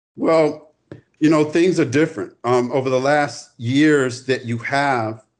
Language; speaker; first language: English; native; English